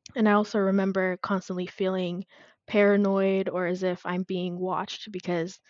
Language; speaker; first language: English; non-native, fluent; Amharic